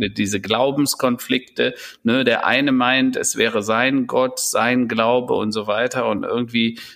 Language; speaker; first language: German; native; German